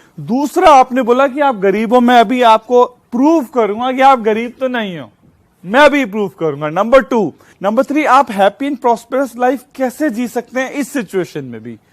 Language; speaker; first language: Hindi; native; Hindi